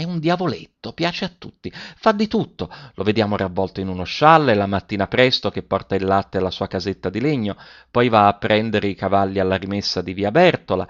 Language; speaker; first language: Italian; native; Italian